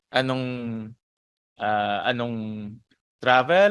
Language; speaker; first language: Filipino; native; Filipino